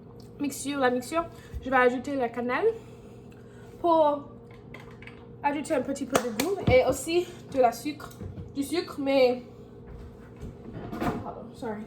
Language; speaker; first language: French; non-native, learner; English